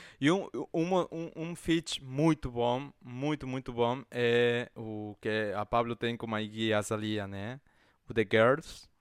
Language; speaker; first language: Portuguese; non-native, fluent; Spanish